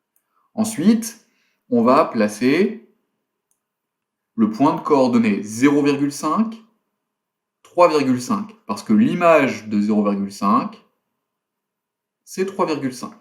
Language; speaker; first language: French; native; French